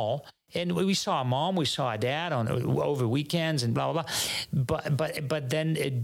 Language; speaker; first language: English; non-native, fluent; French